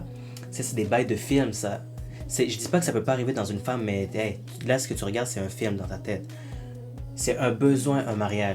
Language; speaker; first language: French; native; French